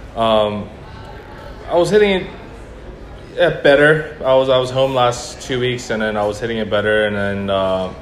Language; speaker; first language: English; early bilingual, other home language; Korean